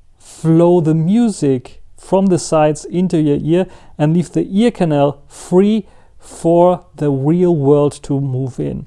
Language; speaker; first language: English; non-native, fluent; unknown